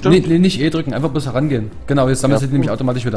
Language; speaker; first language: German; native; German